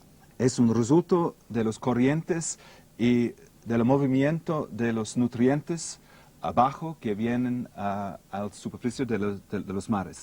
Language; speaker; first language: Spanish; non-native, fluent; English